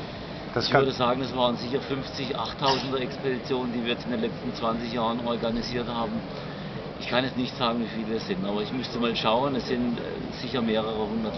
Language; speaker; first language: German; native; German